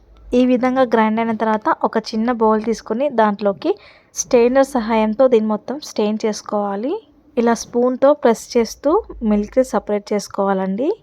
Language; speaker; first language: Telugu; native; Telugu